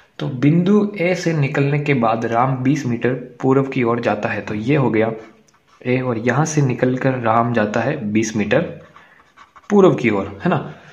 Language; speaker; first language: Hindi; native; Hindi